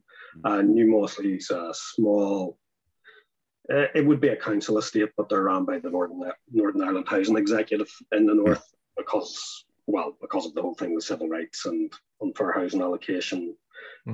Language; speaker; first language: English; native; English